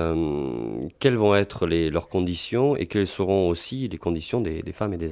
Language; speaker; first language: French; non-native, fluent; Spanish